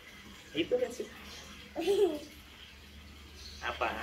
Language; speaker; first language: Indonesian; native; Indonesian